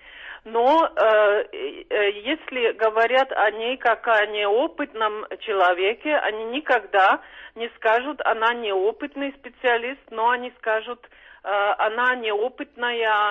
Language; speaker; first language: Russian; non-native, fluent; Czech